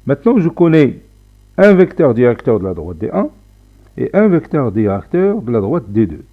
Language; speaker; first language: French; non-native, local second language; Arabic